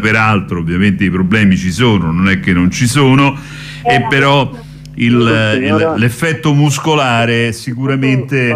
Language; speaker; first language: Italian; native; Italian